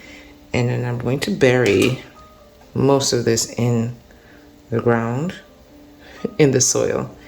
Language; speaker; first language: English; native; English